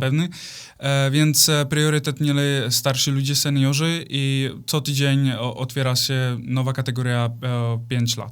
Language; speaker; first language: Polish; non-native, fluent; Czech